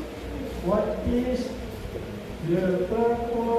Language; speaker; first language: English; non-native, fluent; Indonesian